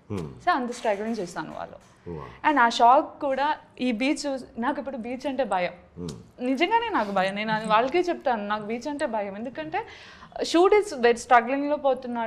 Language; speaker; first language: Telugu; non-native, learner; Malayalam